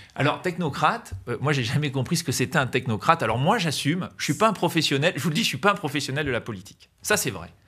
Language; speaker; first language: French; native; French